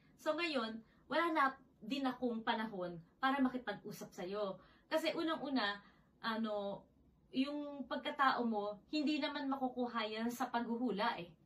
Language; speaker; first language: Filipino; native; Filipino